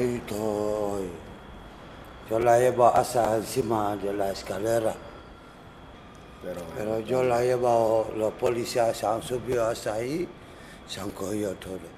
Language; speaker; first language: Spanish; non-native, learner; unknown